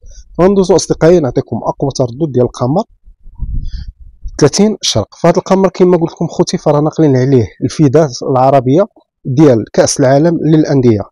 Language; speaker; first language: Arabic; native; Arabic